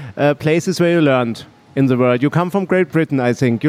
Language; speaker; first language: English; non-native, learner; German